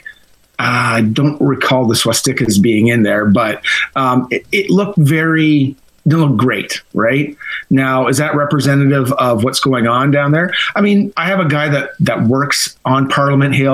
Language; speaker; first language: English; native; English